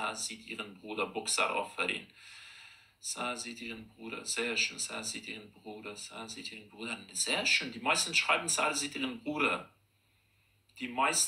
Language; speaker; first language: German; non-native, fluent; Persian